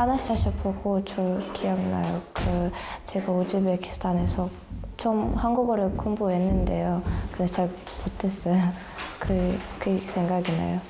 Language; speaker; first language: Korean; non-native, fluent; Russian